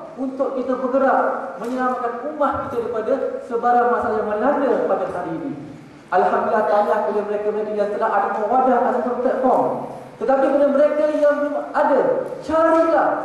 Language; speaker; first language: Malay; native; Malay